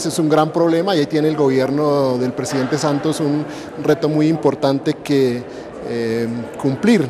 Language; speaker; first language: Spanish; native; Spanish